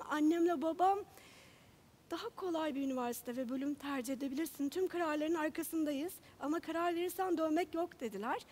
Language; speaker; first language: Turkish; native; Turkish